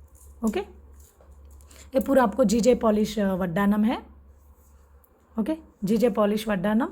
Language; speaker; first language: Hindi; non-native, local second language; Telugu